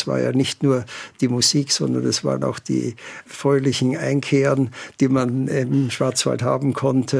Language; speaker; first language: German; native; German